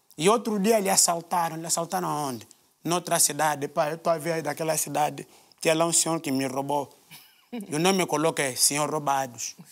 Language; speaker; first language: Portuguese; native; Portuguese